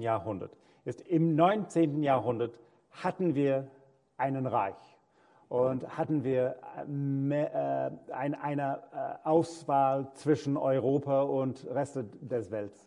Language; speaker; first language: German; non-native, fluent; English